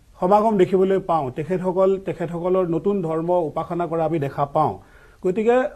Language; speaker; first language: Assamese; non-native, local second language; Mising